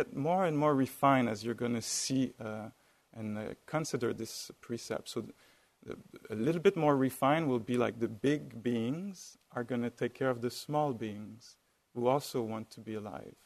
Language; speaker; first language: English; non-native, fluent; French